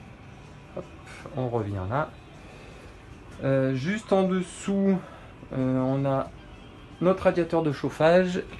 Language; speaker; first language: French; native; French